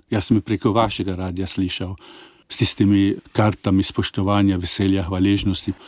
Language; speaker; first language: Slovenian; native; Slovenian